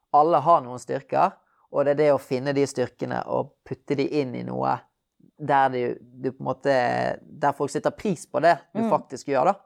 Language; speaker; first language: Norwegian; native; Norwegian